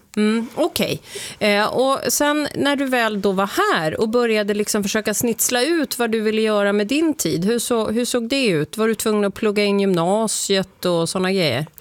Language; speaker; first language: Swedish; native; Swedish